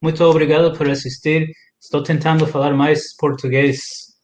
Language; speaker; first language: Portuguese; non-native, learner; English